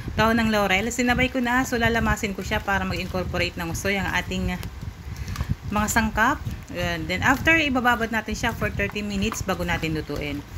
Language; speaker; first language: Filipino; non-native, local second language; Bikol